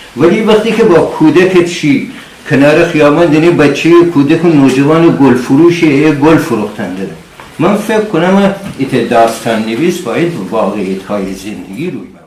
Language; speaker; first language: Persian; non-native, local second language; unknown